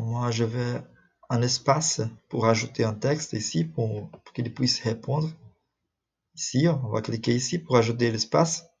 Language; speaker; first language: French; non-native, fluent; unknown